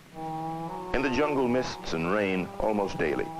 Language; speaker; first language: English; native; English